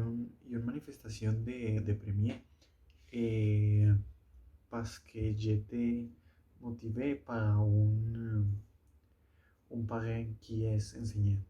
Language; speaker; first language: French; non-native, learner; Spanish